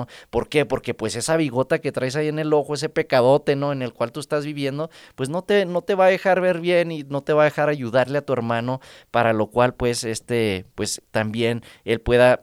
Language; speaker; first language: Spanish; native; Spanish